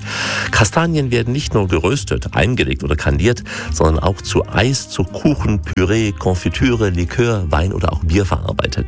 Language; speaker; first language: German; native; German